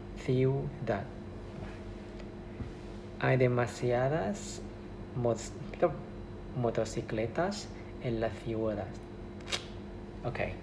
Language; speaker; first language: Spanish; non-native, learner; Thai